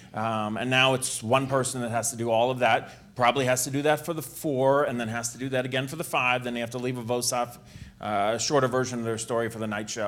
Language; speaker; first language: English; native; English